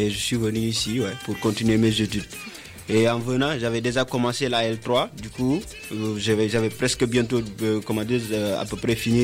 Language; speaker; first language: French; non-native, local second language; Wolof